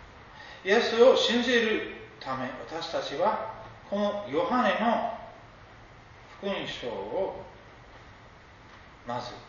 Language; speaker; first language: Japanese; non-native, fluent; English